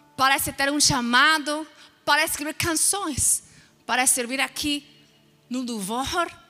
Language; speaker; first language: Portuguese; non-native, fluent; English